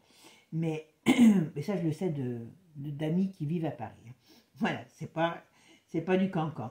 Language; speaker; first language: French; native; French